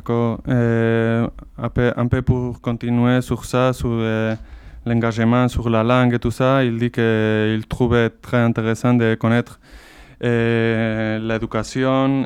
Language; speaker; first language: French; non-native, learner; Basque